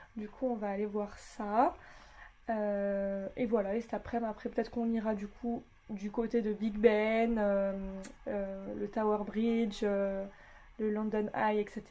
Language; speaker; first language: French; native; French